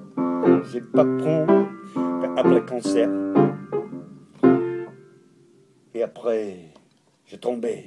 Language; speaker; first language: French; non-native, learner; English